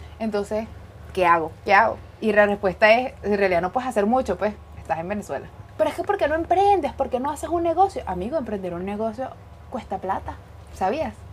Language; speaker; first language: Spanish; native; Spanish